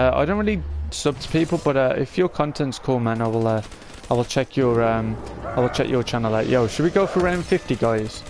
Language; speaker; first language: English; native; English